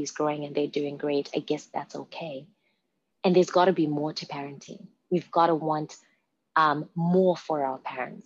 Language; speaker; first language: English; non-native, local second language; Shona